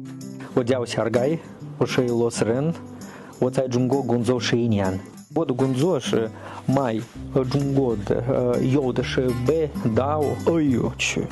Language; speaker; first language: Chinese; non-native, learner; Russian